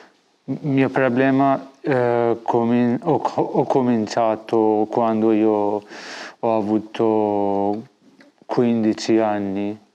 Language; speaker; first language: Italian; non-native, learner; Persian